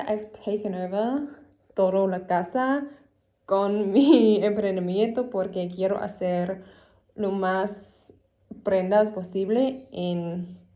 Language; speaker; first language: Spanish; non-native, learner; English